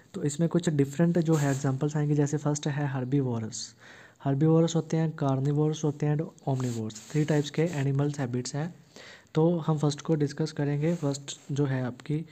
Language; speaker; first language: Hindi; native; Hindi